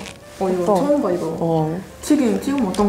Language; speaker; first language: Korean; early bilingual, other home language; English